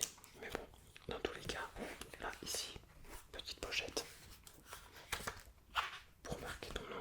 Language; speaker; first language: French; native; French